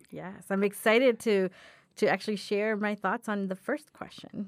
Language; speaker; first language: English; early bilingual, other home language; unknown